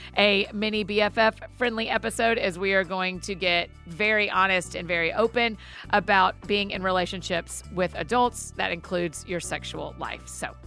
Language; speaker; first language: English; native; English